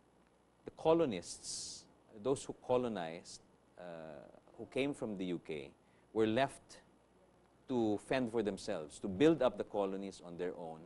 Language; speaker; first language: English; non-native, local second language; Filipino